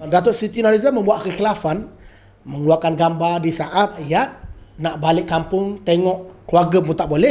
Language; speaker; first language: Malay; native; Malay